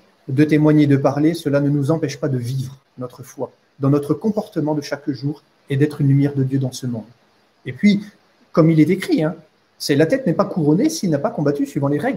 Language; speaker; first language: French; native; French